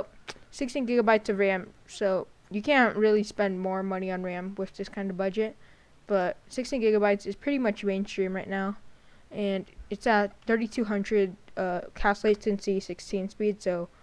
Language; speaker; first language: English; native; English